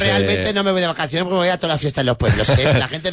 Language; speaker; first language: Spanish; native; Spanish